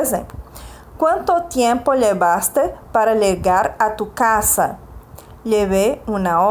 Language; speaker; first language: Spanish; non-native, fluent; Portuguese